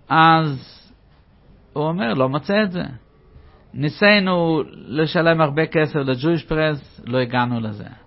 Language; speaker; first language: Hebrew; non-native, fluent; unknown